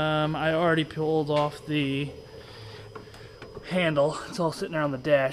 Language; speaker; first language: English; native; English